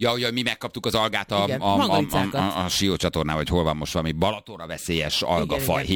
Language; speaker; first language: Hungarian; native; Hungarian